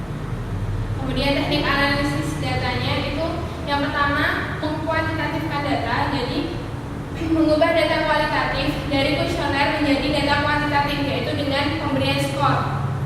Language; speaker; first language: Indonesian; native; Indonesian